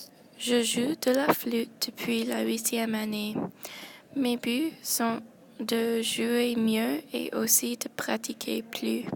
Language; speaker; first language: French; non-native, local second language; English